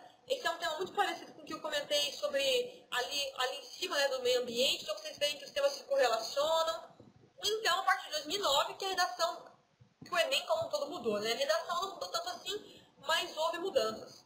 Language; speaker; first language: Portuguese; native; Portuguese